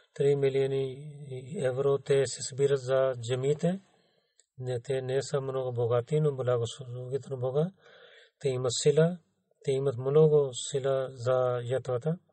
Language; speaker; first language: Bulgarian; non-native, fluent; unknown